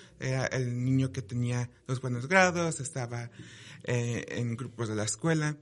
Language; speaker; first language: Spanish; early bilingual, heritage; Spanish